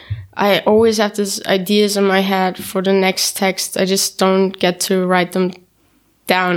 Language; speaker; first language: English; non-native, fluent; German